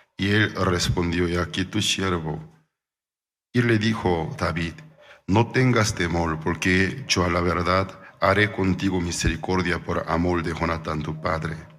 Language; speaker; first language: Spanish; non-native, fluent; Korean